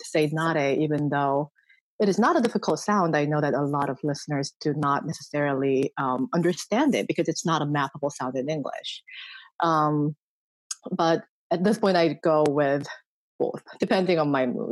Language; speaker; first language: English; non-native, fluent; Korean